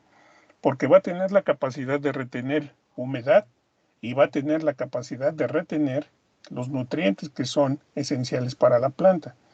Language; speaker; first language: Spanish; native; Spanish